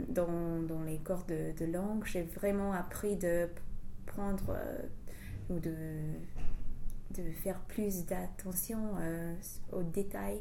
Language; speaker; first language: French; non-native, fluent; English